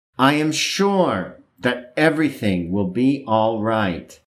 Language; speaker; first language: English; native; English